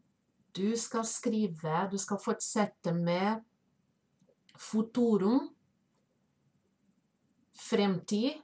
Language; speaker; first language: Norwegian; non-native, fluent; Spanish